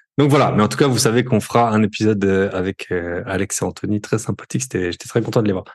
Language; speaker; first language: French; native; French